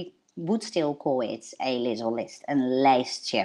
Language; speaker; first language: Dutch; native; Dutch